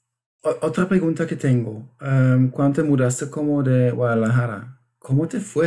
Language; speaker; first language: Spanish; non-native, fluent; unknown